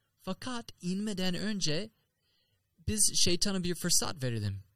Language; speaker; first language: Turkish; non-native, learner; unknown